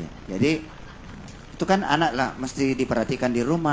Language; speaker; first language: Indonesian; native; Indonesian